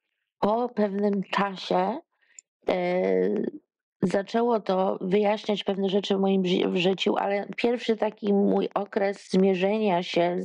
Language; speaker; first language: Polish; early bilingual, heritage; Polish